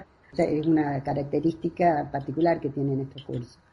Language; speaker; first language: Spanish; native; Spanish